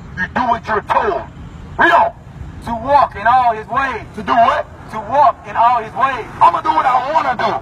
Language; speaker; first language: English; native; English